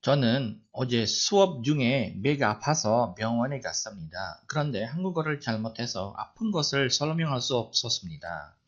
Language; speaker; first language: Korean; non-native, fluent; Indonesian